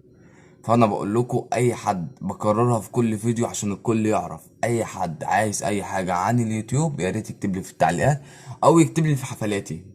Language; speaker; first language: Arabic; native; Arabic